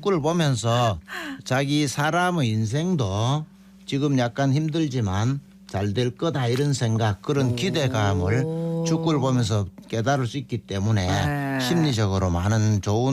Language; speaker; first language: Korean; native; Korean